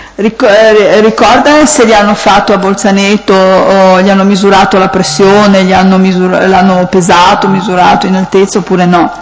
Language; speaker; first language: Italian; native; Italian